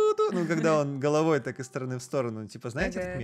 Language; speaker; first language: Russian; native; Russian